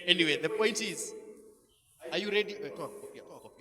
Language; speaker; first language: English; non-native, local second language; Swahili